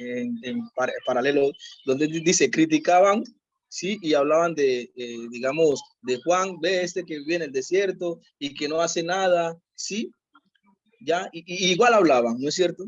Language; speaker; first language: Spanish; native; Spanish